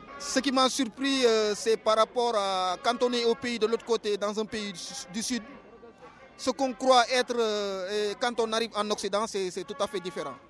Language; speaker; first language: French; non-native, local second language; Wolof